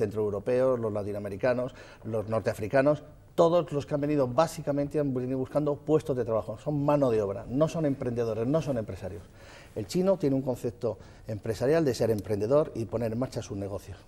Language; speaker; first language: Spanish; native; Spanish